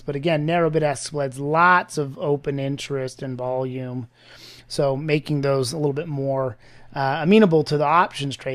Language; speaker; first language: English; native; English